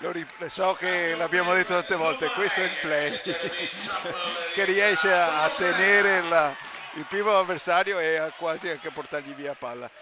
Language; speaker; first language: Italian; native; Italian